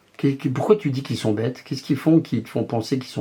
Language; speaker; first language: French; native; French